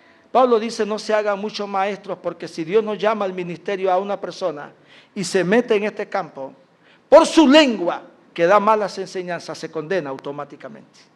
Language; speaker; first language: Spanish; native; Spanish